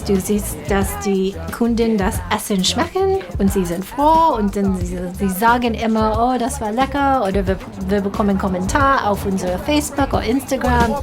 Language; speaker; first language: German; non-native, fluent; English